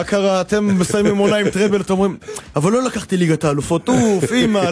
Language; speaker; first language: Hebrew; native; Hebrew